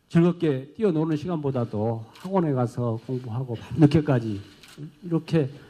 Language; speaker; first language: Korean; native; Korean